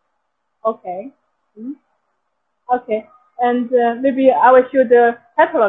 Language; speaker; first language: English; non-native, local second language; Chinese